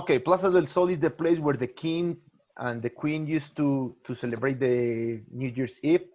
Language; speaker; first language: English; non-native, learner; Spanish